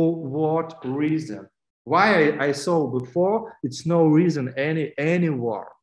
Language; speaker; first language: English; non-native, fluent; Ukrainian